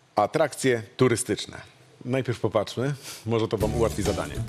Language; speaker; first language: Polish; native; Polish